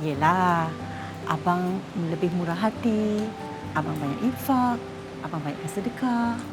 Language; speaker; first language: Malay; native; Malay